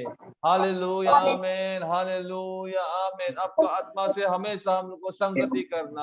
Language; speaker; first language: Hindi; non-native, local second language; Khasi